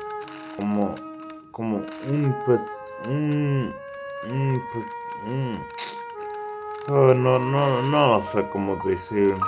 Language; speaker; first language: Spanish; non-native, learner; English